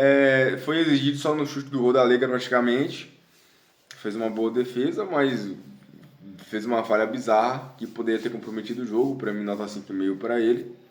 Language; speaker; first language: Portuguese; native; Portuguese